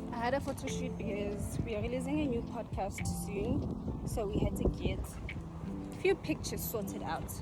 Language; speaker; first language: English; non-native, local second language; Zulu